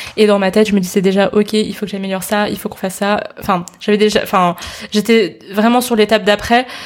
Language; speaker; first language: French; early bilingual, other home language; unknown